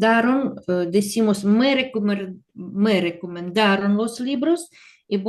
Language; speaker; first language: Spanish; non-native, learner; Russian